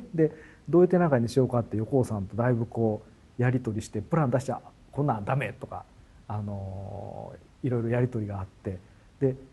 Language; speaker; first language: Japanese; native; Japanese